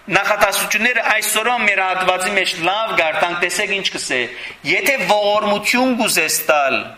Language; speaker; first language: Armenian; early bilingual, heritage; Armenian